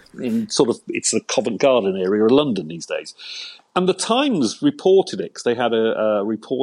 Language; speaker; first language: English; native; English